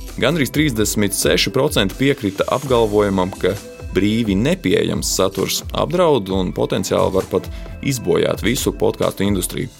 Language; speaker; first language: Latvian; native; Latvian